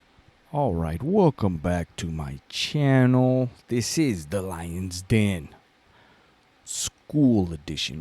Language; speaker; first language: English; native; English